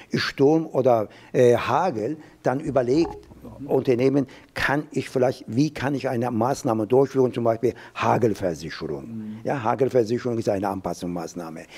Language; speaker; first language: German; non-native, fluent; Persian